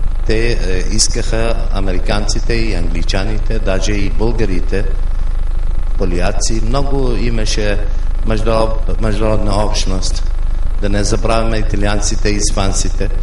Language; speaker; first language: Bulgarian; non-native, fluent; Arabic